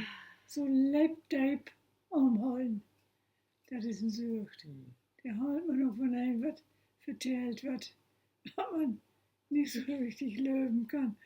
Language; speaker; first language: German; non-native, local second language; Low German